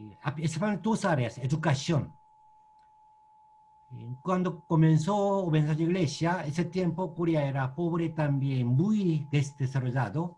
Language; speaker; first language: Spanish; non-native, learner; Korean